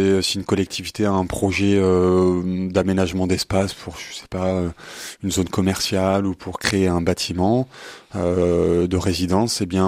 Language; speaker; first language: French; native; French